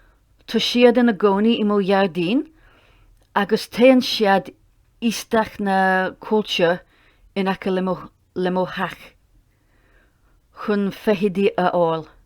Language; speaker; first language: Irish; non-native, learner; English